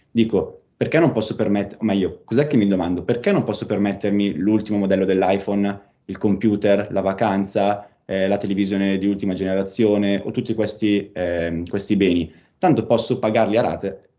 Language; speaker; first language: Italian; native; Italian